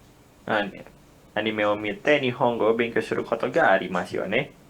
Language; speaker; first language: Japanese; non-native, learner; Indonesian